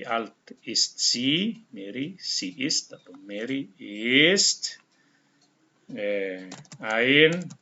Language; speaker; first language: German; non-native, fluent; Indonesian